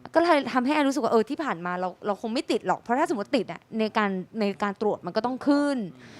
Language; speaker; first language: Thai; native; Thai